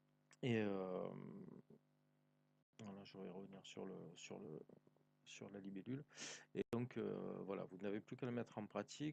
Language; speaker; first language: French; native; French